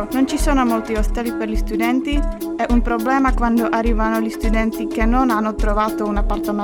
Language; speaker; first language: Italian; non-native, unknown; Czech